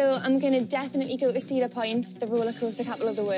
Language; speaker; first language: English; native; English